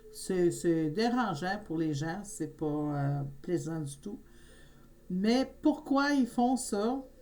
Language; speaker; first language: French; native; French